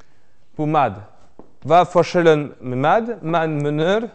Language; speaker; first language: Norwegian; non-native, fluent; French